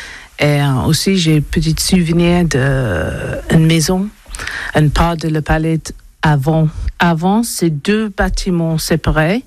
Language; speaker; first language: French; non-native, learner; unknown